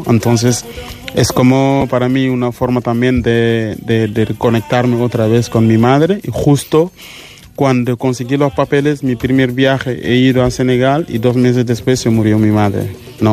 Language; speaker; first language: Spanish; non-native, fluent; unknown